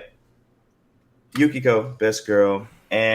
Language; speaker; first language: English; native; English